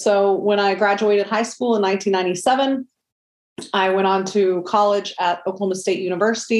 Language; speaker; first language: English; native; English